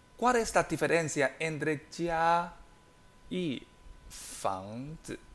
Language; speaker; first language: Spanish; non-native, fluent; Chinese